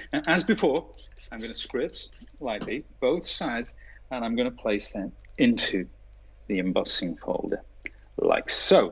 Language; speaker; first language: English; native; English